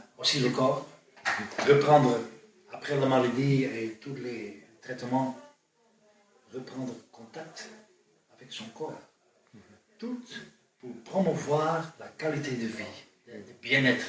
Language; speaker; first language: French; non-native, fluent; Dutch